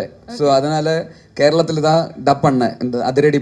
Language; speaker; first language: Tamil; non-native, learner; Malayalam